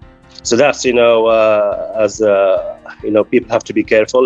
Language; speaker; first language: English; non-native, fluent; Arabic